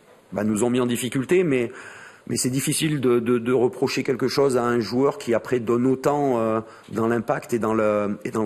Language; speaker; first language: French; native; French